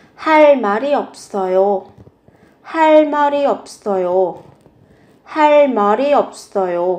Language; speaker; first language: Korean; non-native, fluent; Vietnamese